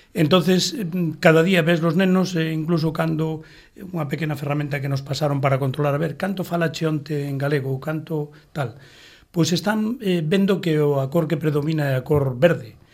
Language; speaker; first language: Galician; native; Galician